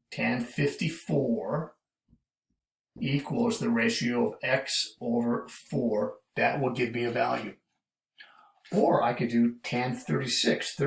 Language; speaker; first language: English; native; English